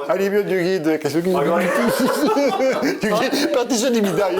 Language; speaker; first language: Korean; non-native, learner; French